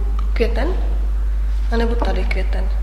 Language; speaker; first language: Czech; non-native, fluent; German